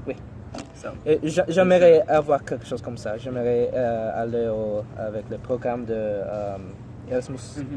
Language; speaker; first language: French; non-native, learner; English